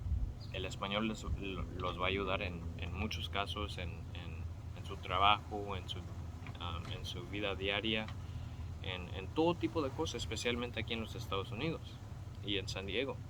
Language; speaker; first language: Spanish; early bilingual, heritage; Spanish